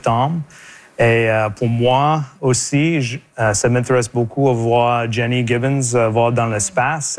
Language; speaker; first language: French; non-native, local second language; English